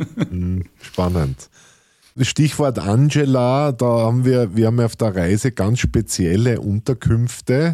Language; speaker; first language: German; native; German